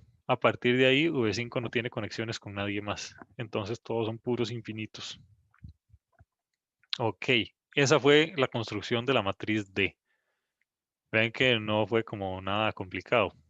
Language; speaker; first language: Spanish; native; Spanish